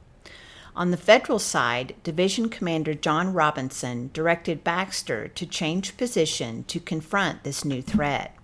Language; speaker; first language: English; native; English